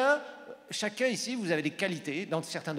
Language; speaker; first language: French; native; French